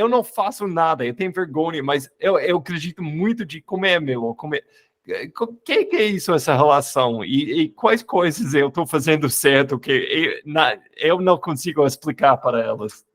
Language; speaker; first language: Portuguese; non-native, fluent; English